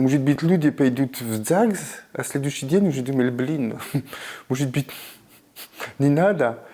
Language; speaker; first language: Russian; non-native, learner; French